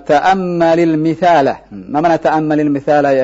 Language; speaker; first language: Arabic; non-native, fluent; Indonesian